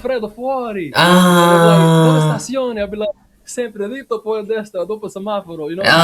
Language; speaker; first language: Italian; non-native, learner; English